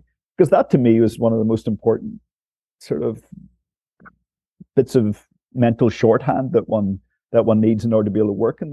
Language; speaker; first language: English; native; English